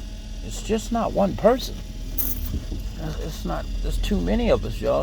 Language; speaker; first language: English; native; English